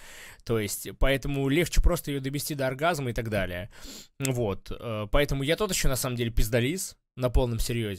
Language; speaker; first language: Russian; native; Russian